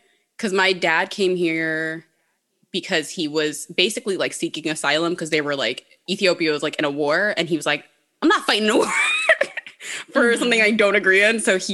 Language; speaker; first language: English; native; English